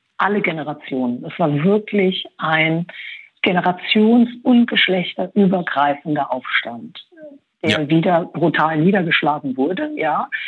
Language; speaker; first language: German; early bilingual, other home language; Persian